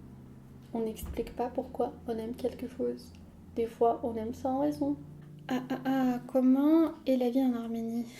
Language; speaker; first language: French; non-native, fluent; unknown